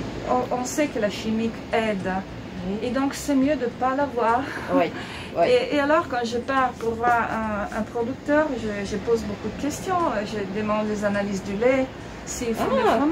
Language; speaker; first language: French; non-native, fluent; Italian